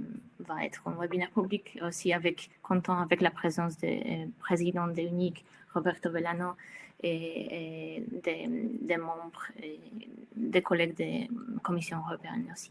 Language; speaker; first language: French; non-native, fluent; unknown